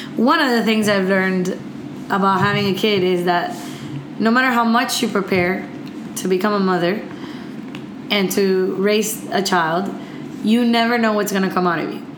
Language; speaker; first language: English; early bilingual, other home language; Spanish